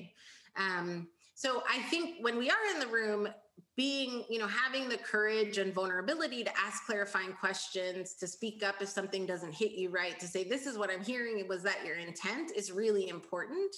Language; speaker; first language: English; native; English